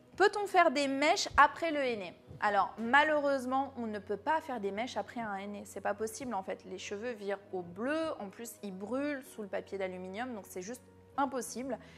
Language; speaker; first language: French; early bilingual, other home language; Arabic